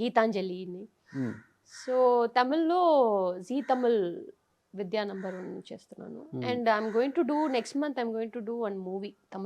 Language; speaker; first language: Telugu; non-native, learner; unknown